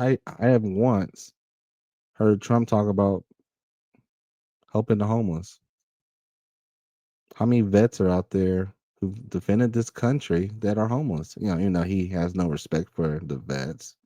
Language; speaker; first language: English; native; English